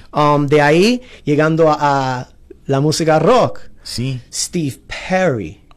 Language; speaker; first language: Spanish; early bilingual, heritage; Spanish